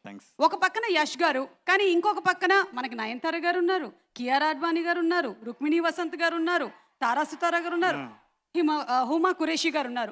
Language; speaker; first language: Telugu; native; Telugu